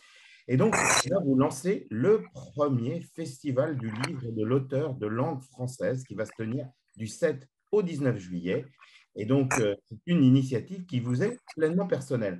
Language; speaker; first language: French; native; French